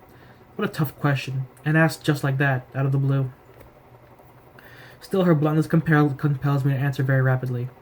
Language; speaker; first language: English; native; English